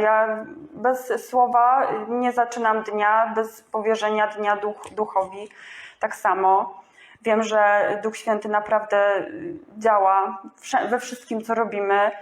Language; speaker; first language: Polish; native; Polish